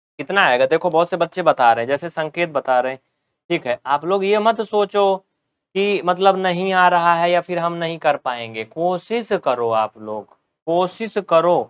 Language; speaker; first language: Hindi; native; Hindi